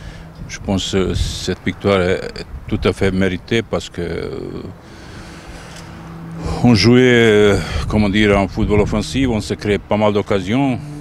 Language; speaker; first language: French; non-native, fluent; Bosnian